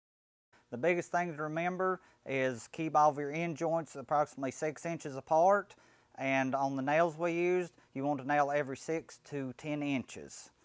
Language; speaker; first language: English; native; English